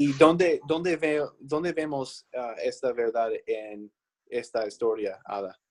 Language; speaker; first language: Spanish; non-native, fluent; English